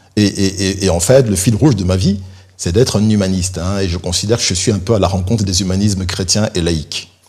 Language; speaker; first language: French; early bilingual, other home language; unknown